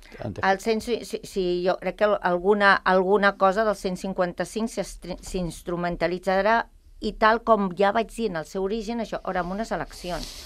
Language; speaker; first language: Catalan; native; Catalan